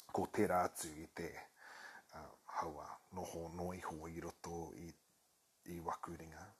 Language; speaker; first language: Māori; non-native, local second language; English